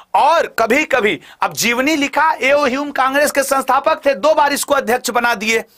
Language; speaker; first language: Hindi; native; Hindi